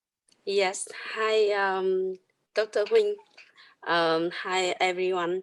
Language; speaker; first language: English; non-native, learner; Vietnamese